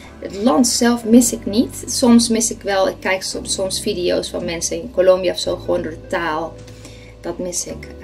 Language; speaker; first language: Dutch; non-native, fluent; Spanish